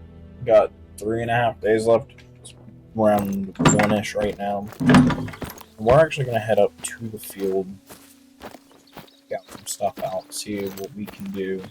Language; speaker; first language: English; native; English